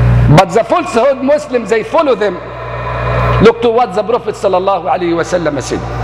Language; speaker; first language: English; non-native, learner; Arabic